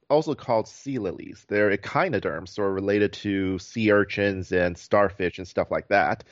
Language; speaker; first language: English; native; English